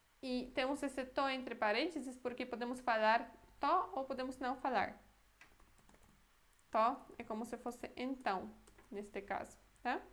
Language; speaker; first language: Portuguese; non-native, fluent; Polish